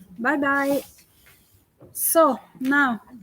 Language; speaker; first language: English; non-native, fluent; Italian